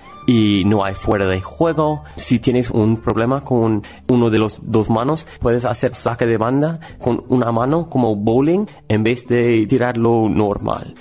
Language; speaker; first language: Spanish; non-native, fluent; English